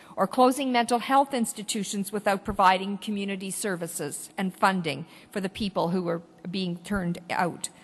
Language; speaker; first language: English; native; English